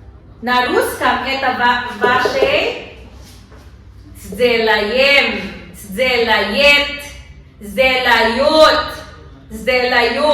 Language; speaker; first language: Russian; non-native, learner; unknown